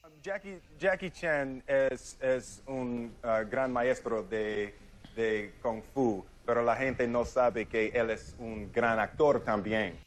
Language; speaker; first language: Spanish; non-native, learner; English